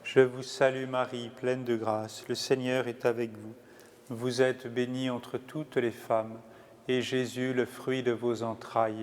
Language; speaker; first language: French; native; French